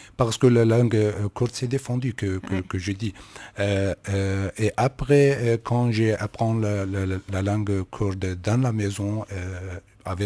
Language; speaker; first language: French; non-native, learner; Kurdish